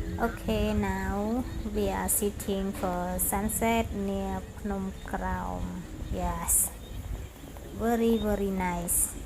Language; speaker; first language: English; non-native, learner; Khmer